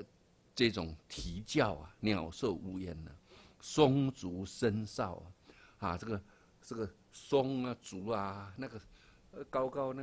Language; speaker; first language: Chinese; native; Chinese